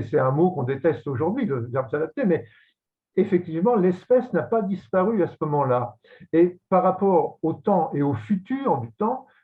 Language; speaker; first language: French; native; French